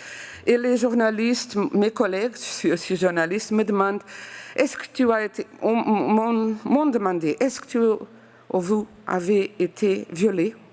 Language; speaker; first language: French; non-native, fluent; Portuguese